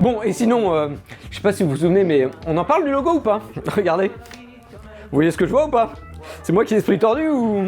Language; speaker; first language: French; native; French